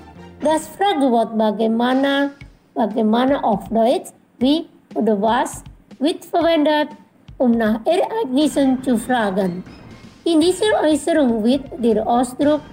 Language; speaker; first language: German; non-native, fluent; Indonesian